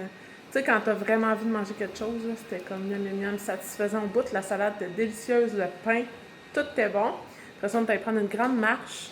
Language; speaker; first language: French; native; French